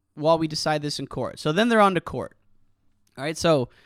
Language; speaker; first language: English; native; English